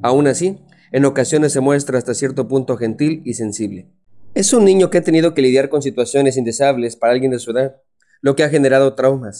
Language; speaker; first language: Spanish; native; Spanish